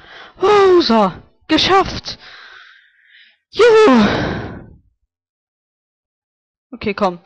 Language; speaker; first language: German; native; German